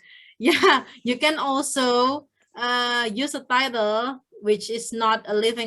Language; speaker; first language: English; non-native, fluent; Indonesian